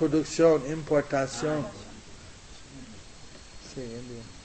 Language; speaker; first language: Spanish; non-native, learner; English